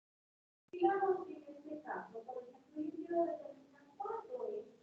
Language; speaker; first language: Spanish; native; Spanish